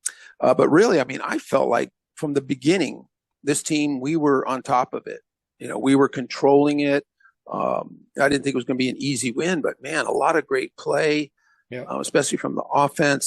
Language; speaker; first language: English; native; English